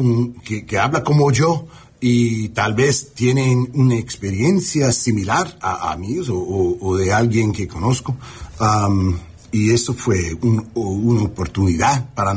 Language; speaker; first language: Spanish; early bilingual, heritage; English